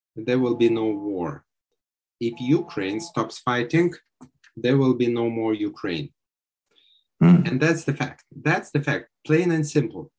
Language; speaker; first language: English; non-native, fluent; Lithuanian